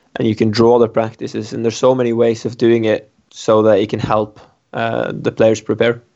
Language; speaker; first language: English; non-native, fluent; Norwegian